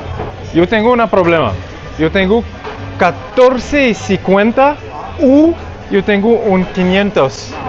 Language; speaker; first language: Spanish; non-native, learner; French